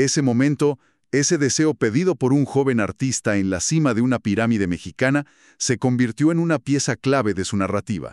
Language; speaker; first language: Spanish; native; Spanish